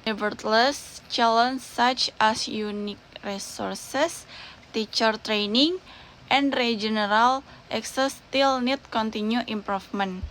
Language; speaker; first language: English; non-native, learner; Indonesian